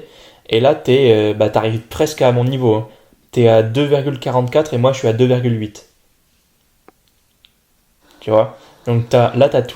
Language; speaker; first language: French; native; French